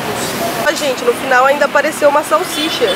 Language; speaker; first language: Portuguese; native; Portuguese